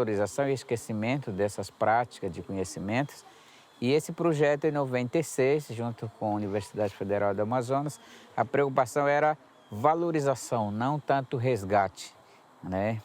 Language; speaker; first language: Portuguese; non-native, local second language; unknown